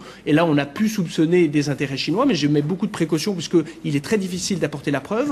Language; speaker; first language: French; native; French